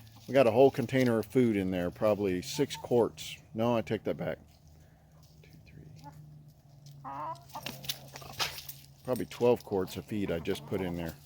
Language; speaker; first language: English; native; English